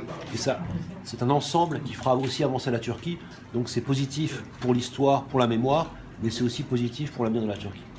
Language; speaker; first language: French; native; French